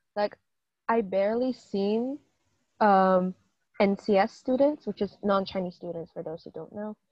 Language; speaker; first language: English; native; English